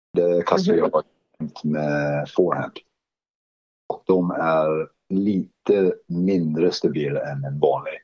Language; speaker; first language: Swedish; non-native, fluent; English